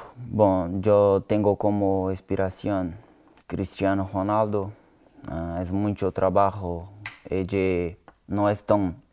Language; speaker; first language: Spanish; non-native, learner; Portuguese